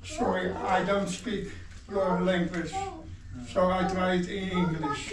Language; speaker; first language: English; non-native, learner; Dutch